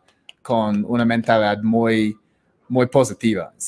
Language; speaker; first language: Spanish; non-native, fluent; English